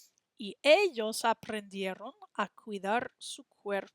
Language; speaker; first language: Spanish; non-native, fluent; English